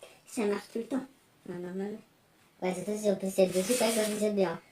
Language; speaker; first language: French; native; French